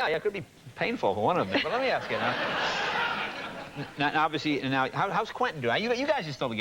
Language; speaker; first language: English; native; English